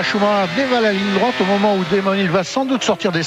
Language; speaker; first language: French; native; French